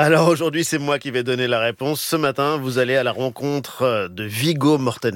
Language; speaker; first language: French; native; French